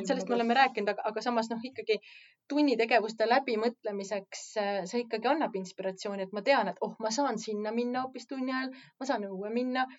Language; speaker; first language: Estonian; native; Estonian